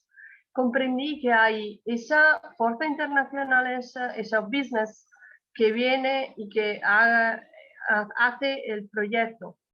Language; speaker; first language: Spanish; non-native, learner; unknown